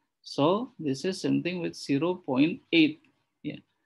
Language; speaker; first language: English; non-native, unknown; Indonesian